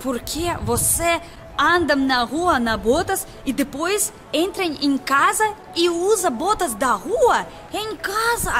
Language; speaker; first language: Portuguese; non-native, learner; Russian